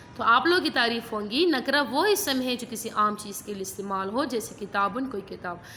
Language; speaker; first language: Urdu; non-native, local second language; Pashto